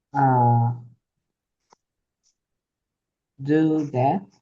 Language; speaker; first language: English; non-native, learner; Vietnamese